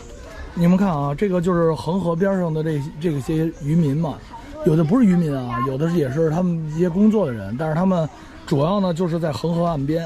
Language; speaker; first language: Chinese; native; Chinese